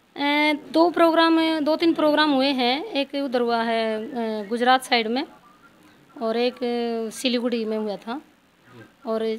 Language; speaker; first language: Hindi; native; Hindi